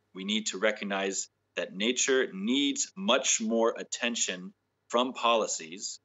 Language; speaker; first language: English; native; English